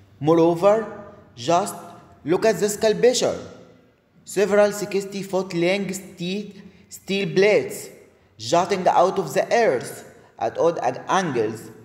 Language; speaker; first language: English; non-native, learner; Arabic